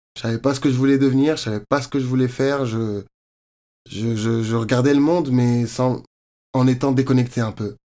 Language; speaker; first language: French; native; French